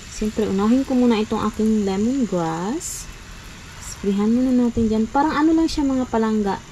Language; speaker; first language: Filipino; non-native, local second language; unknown